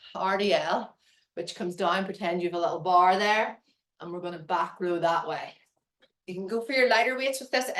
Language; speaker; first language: English; native; English